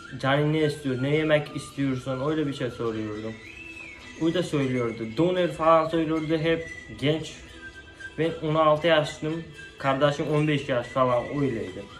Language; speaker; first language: Turkish; non-native, learner; Uzbek